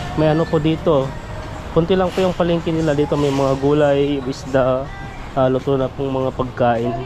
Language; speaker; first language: Filipino; non-native, local second language; Iloko